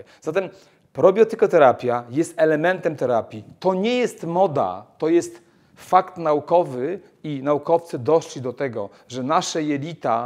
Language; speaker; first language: Polish; native; Polish